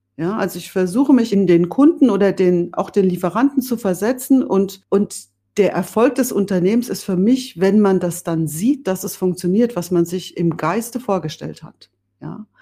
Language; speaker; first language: German; native; German